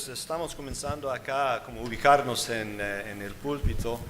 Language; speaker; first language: Spanish; non-native, fluent; English